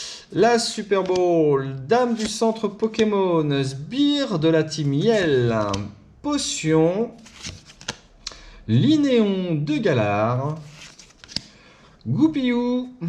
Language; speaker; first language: French; native; French